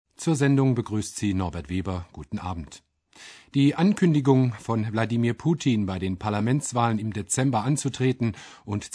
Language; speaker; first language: German; native; German